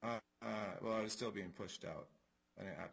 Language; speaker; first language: English; native; English